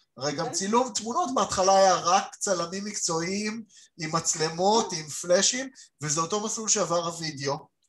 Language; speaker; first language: Hebrew; native; Hebrew